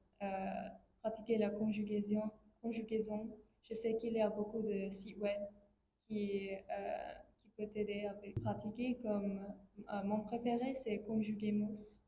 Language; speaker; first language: French; non-native, fluent; English